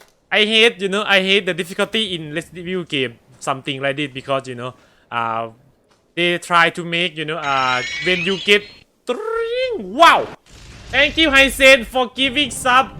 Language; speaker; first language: English; non-native, learner; Thai